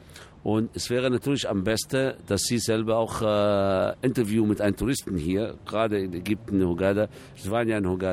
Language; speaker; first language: German; non-native, fluent; Arabic